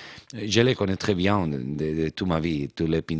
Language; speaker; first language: French; non-native, fluent; Spanish